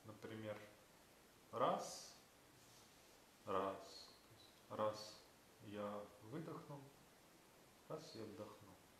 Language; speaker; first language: Russian; native; Russian